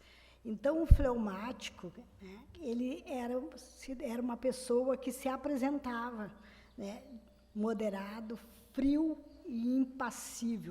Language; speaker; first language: Portuguese; native; Portuguese